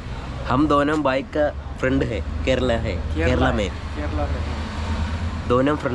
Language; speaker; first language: Hindi; non-native, local second language; Malayalam